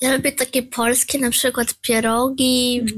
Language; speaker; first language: Polish; early bilingual, heritage; Polish